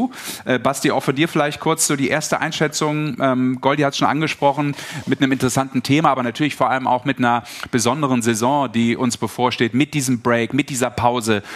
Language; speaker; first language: German; native; German